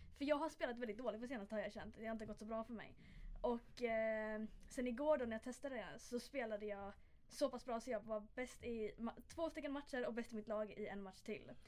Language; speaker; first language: Swedish; native; Swedish